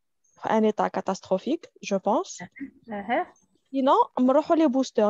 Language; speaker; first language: French; non-native, local second language; Arabic